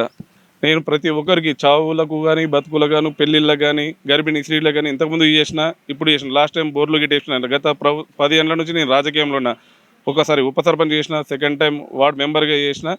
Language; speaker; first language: Telugu; native; Telugu